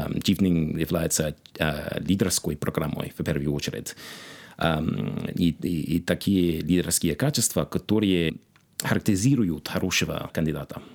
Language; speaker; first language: Russian; non-native, fluent; English